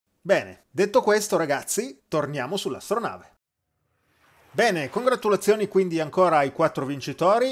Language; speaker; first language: Italian; native; Italian